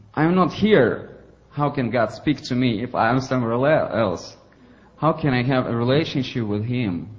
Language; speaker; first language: English; non-native, fluent; Ukrainian